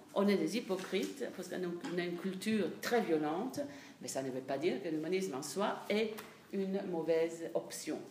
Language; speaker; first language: French; non-native, fluent; Italian